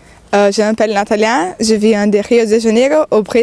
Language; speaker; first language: French; non-native, fluent; Portuguese